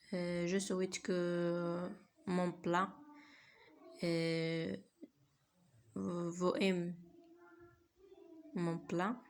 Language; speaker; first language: French; non-native, learner; Arabic